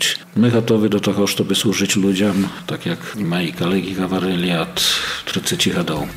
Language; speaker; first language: Polish; non-native, local second language; Belarusian